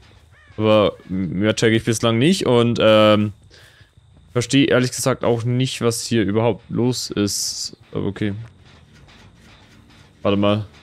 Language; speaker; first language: German; native; German